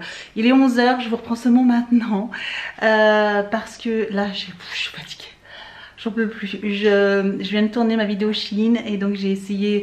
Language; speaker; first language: French; native; French